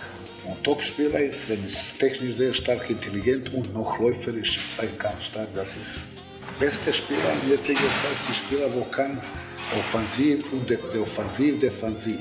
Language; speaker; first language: German; non-native, learner; Serbian